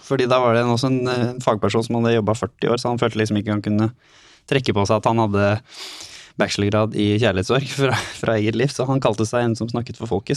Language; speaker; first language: Norwegian; native; Norwegian